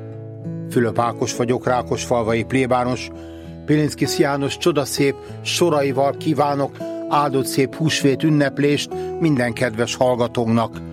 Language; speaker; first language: Hungarian; native; Hungarian